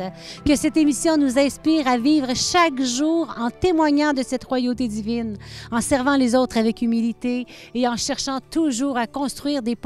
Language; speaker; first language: French; native; French